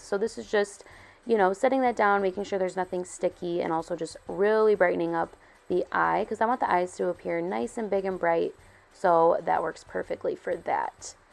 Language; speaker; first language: English; native; English